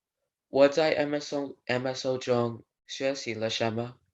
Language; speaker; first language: Chinese; non-native, learner; English